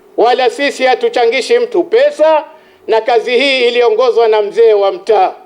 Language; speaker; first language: Swahili; native; Swahili